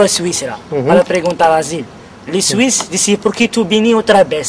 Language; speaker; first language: Spanish; non-native, learner; Kabyle